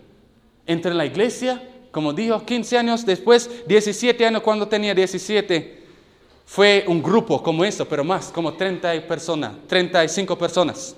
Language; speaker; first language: Spanish; non-native, learner; English